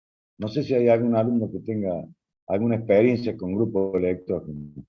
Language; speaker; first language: Spanish; native; Spanish